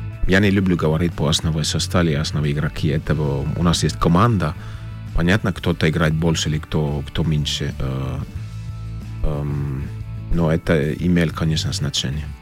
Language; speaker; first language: Russian; non-native, learner; Finnish